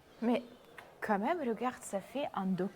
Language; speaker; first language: French; non-native, learner; Russian